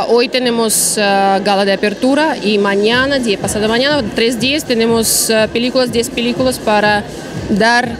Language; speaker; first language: Spanish; non-native, learner; Russian